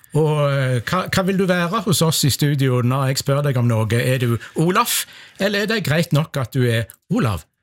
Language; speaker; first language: Norwegian; native; Norwegian